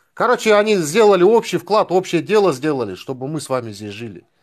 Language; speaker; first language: Russian; non-native, local second language; Kazakh